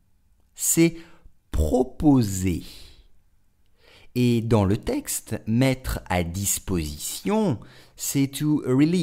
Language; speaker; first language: French; native; French